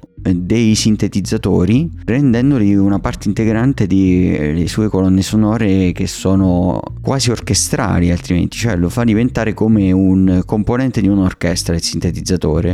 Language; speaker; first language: Italian; native; Italian